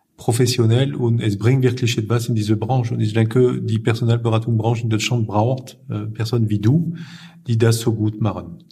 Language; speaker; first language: German; non-native, fluent; French